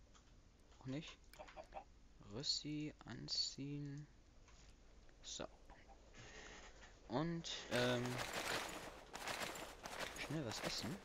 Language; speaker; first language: German; native; German